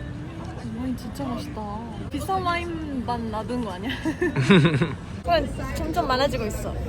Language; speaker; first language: Korean; non-native, fluent; Japanese